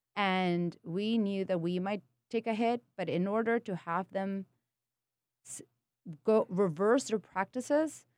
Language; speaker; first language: English; early bilingual, other home language; Spanish